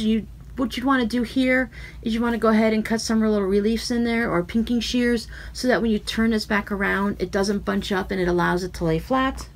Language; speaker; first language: English; native; English